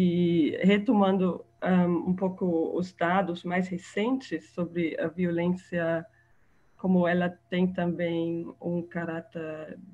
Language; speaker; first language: Portuguese; non-native, fluent; German